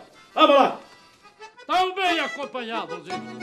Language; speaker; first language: Portuguese; native; Portuguese